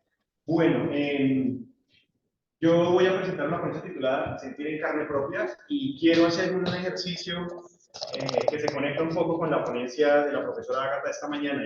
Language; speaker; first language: Spanish; native; Spanish